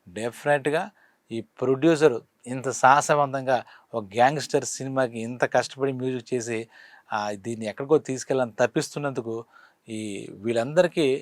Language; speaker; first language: Telugu; native; Telugu